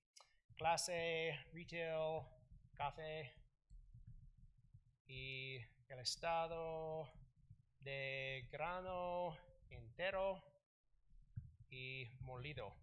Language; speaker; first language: Spanish; non-native, learner; English